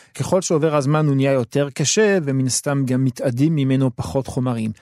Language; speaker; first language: Hebrew; early bilingual, other home language; French